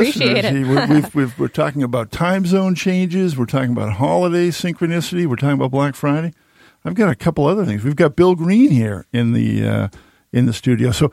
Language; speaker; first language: English; native; English